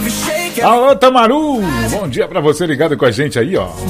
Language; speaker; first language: Portuguese; native; Portuguese